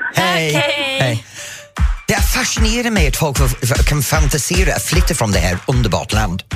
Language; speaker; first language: Swedish; non-native, fluent; English